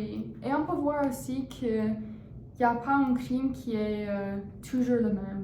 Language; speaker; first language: French; non-native, learner; English